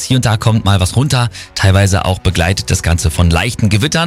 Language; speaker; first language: German; native; German